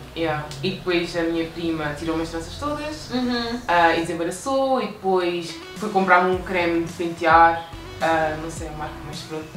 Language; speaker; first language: Portuguese; native; Portuguese